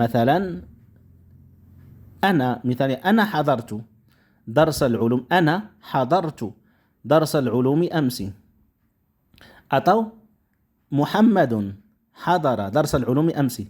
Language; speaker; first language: Arabic; non-native, fluent; Indonesian